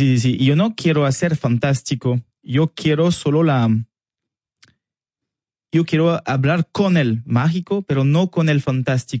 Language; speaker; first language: Spanish; non-native, learner; French